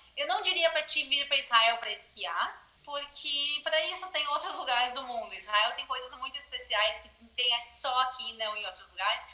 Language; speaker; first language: Portuguese; native; Portuguese